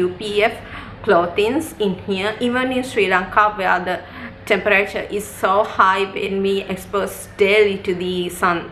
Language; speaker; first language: English; non-native, local second language; Sinhala